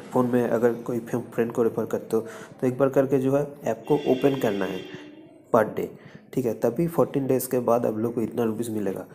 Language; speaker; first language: Hindi; non-native, local second language; Bangla